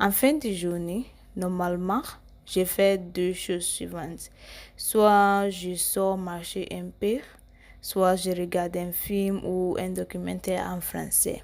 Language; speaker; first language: French; non-native, learner; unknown